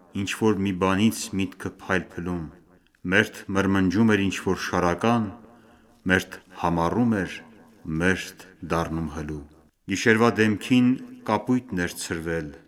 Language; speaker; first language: Armenian; early bilingual, heritage; Armenian